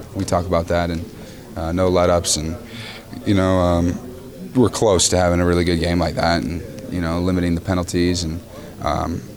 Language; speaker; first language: English; native; English